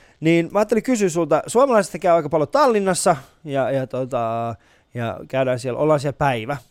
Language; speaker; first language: Finnish; early bilingual, other home language; Persian